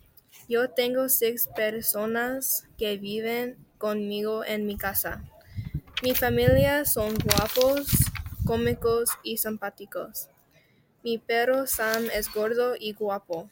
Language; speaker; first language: Spanish; non-native, learner; English